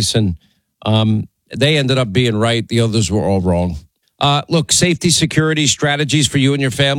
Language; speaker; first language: English; native; English